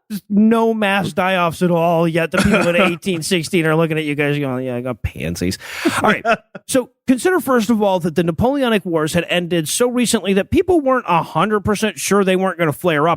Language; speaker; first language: English; native; English